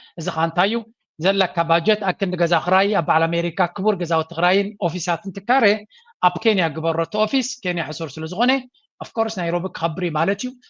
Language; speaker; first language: Tigrinya; native; Tigrinya